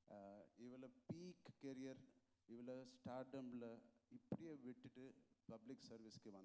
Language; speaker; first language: Tamil; non-native, local second language; Telugu